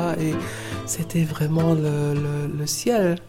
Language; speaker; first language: French; non-native, fluent; German